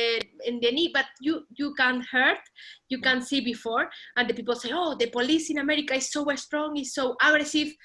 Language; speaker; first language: English; non-native, learner; Spanish